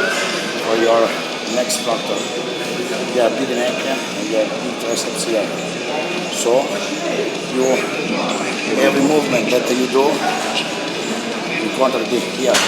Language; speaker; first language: English; non-native, learner; Italian